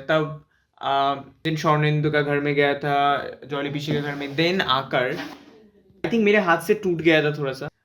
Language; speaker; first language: Hindi; non-native, local second language; Bangla